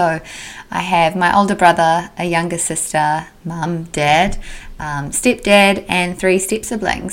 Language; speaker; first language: English; native; English